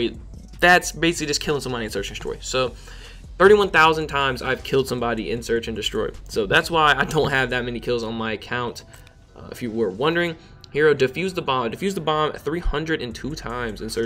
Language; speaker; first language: English; native; English